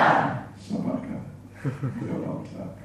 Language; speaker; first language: Russian; non-native, learner; English